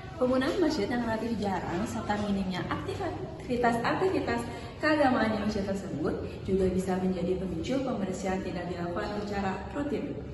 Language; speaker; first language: Indonesian; native; Indonesian